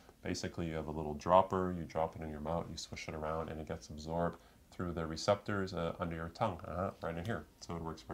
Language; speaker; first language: English; native; English